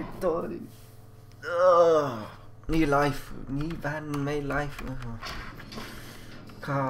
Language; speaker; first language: Japanese; non-native, learner; English